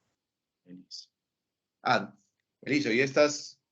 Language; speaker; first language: Spanish; native; Spanish